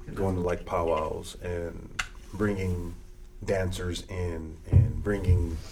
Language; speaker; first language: English; early bilingual, other home language; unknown